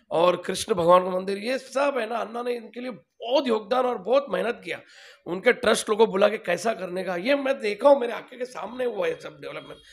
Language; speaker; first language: Hindi; non-native, local second language; Telugu